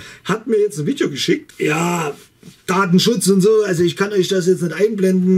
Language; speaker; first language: German; native; German